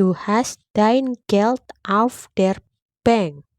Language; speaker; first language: German; non-native, learner; Indonesian